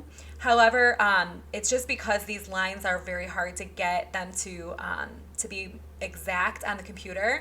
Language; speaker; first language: English; native; English